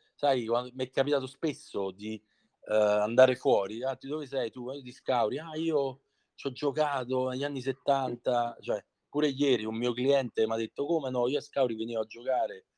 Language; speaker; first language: Italian; native; Italian